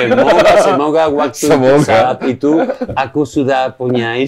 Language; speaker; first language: Indonesian; non-native, learner; Spanish